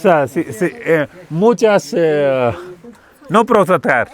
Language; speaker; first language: Spanish; non-native, learner; Hindi